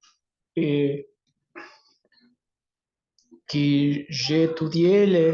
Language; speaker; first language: French; non-native, learner; Spanish